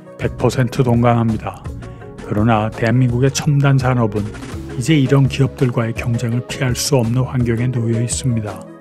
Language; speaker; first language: Korean; native; Korean